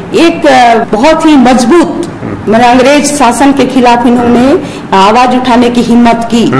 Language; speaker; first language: Hindi; non-native, local second language; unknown